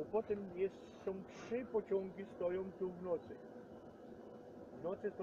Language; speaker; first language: Polish; native; Polish